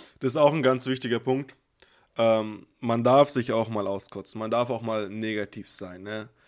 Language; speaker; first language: German; native; German